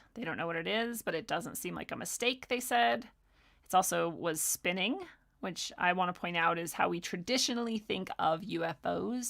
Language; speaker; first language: English; native; English